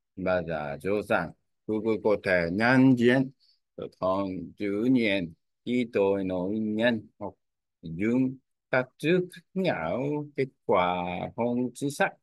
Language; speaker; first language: Vietnamese; non-native, learner; Korean